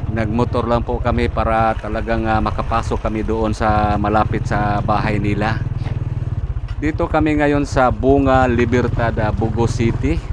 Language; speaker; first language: Filipino; non-native, local second language; Cebuano